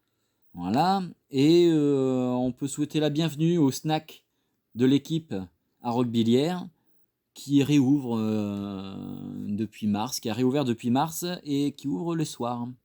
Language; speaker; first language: French; native; French